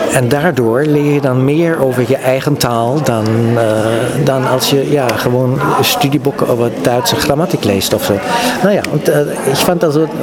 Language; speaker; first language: German; native; German